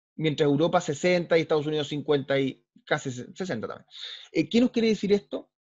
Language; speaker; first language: Spanish; native; Spanish